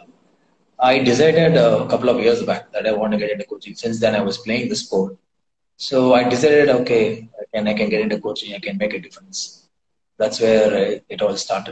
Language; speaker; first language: English; non-native, local second language; Tamil